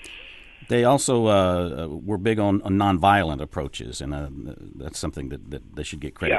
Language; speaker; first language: English; native; English